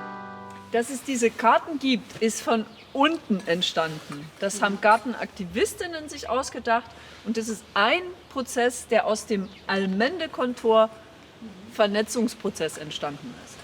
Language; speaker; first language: German; native; German